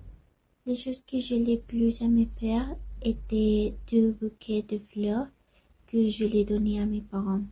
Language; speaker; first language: French; non-native, learner; Spanish